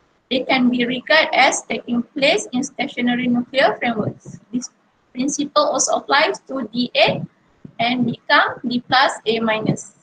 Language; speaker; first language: English; non-native, local second language; Malay